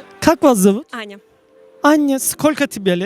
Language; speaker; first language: Russian; non-native, learner; Turkish